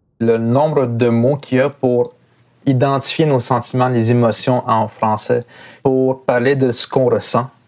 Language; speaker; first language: French; non-native, local second language; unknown